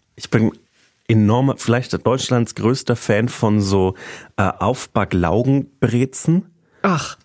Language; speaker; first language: German; native; German